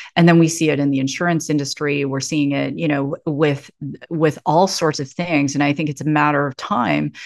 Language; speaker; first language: English; native; English